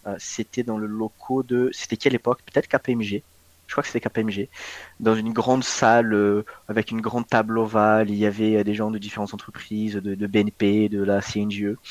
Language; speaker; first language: French; non-native, fluent; Portuguese